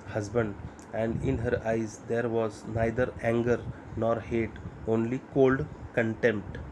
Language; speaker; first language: English; non-native, local second language; Marathi